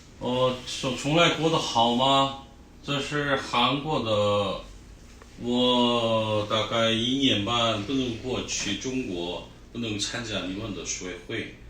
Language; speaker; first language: Chinese; non-native, learner; Korean